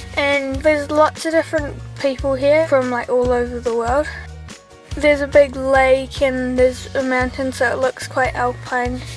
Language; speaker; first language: English; native; English